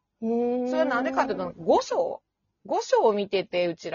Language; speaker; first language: Japanese; native; Japanese